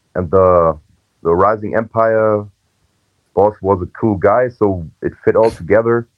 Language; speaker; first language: English; non-native, fluent; German